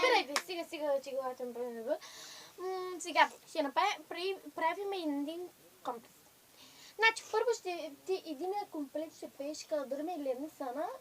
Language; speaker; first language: Bulgarian; non-native, local second language; Turkish